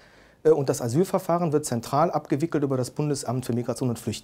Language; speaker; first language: German; native; German